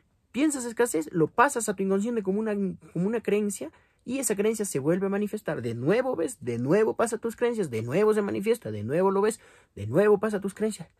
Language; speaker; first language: Spanish; native; Spanish